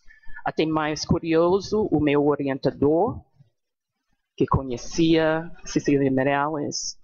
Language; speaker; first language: Portuguese; non-native, fluent; English